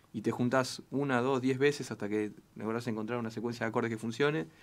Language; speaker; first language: Spanish; native; Spanish